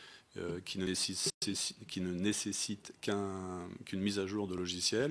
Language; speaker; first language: French; native; French